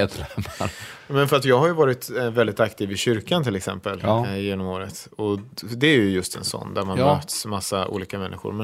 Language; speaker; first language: Swedish; native; Swedish